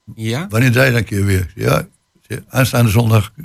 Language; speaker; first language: Dutch; native; Dutch